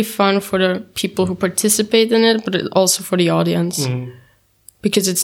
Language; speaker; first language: English; non-native, fluent; German